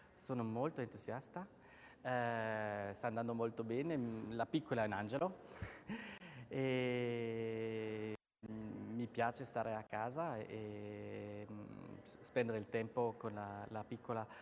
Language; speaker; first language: Italian; non-native, local second language; German